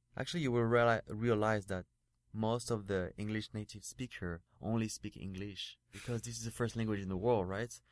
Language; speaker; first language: English; non-native, fluent; French